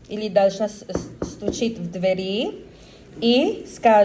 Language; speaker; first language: Russian; non-native, learner; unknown